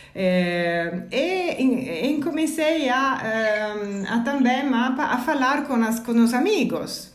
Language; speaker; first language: Portuguese; non-native, learner; Italian